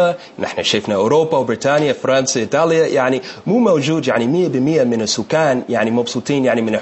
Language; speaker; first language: Arabic; non-native, learner; English